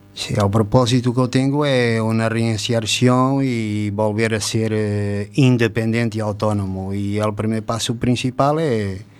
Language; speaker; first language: Spanish; non-native, fluent; Portuguese